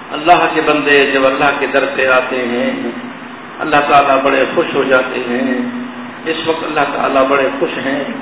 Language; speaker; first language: Urdu; non-native, local second language; Saraiki